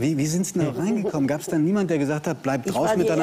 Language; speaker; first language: German; native; German